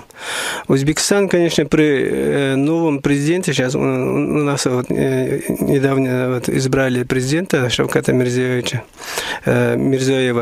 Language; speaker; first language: Russian; non-native, local second language; Uzbek